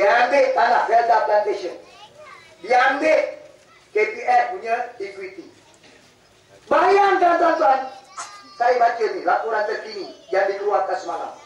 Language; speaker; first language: Malay; native; Malay